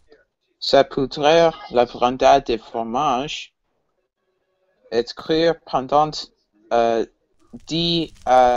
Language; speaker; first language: French; non-native, learner; English